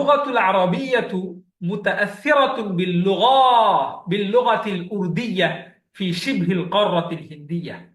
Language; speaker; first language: Arabic; non-native, fluent; Bangla